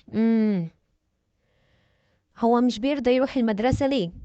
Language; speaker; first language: Arabic; native; Arabic